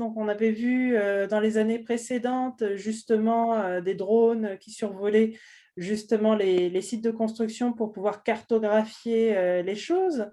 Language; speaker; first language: French; native; French